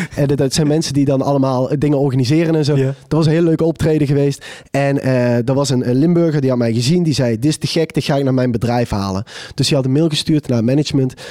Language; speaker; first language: Dutch; native; Dutch